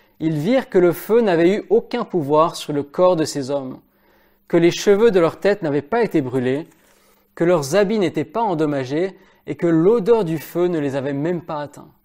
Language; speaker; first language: French; native; French